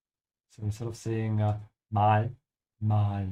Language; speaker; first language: German; non-native, fluent; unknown